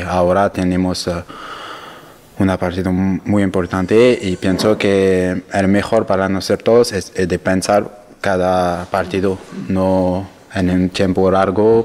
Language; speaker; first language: Spanish; non-native, learner; French